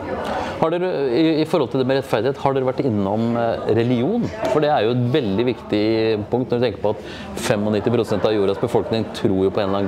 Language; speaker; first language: Norwegian; native; Norwegian